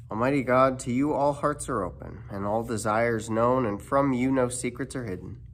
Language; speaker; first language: English; native; English